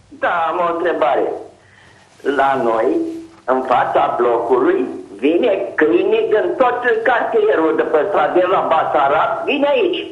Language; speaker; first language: Romanian; non-native, local second language; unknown